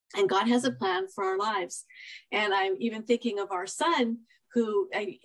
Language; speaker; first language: English; native; English